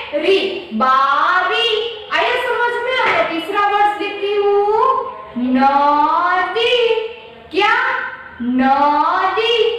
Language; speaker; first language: Hindi; non-native, local second language; Gujarati